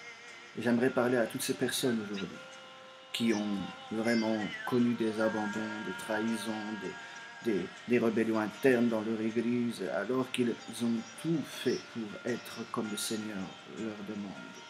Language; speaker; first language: French; native; French